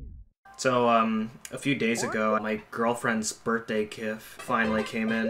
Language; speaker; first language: English; native; English